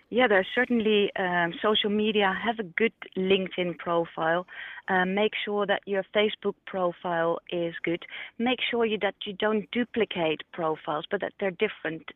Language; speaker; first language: English; non-native, fluent; Dutch